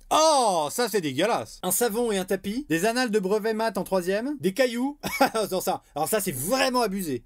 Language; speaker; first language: French; native; French